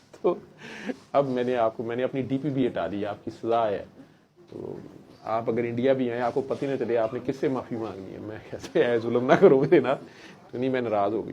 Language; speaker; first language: Urdu; non-native, local second language; Punjabi